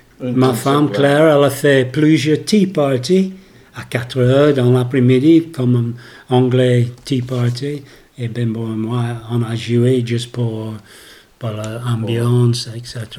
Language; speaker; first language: French; non-native, learner; English